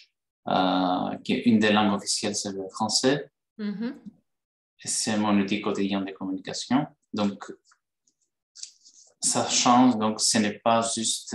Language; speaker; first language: French; non-native, fluent; Greek